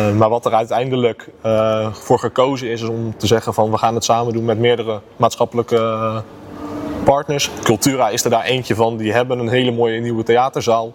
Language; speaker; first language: Dutch; native; Dutch